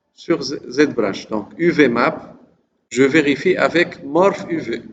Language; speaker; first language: French; non-native, local second language; Arabic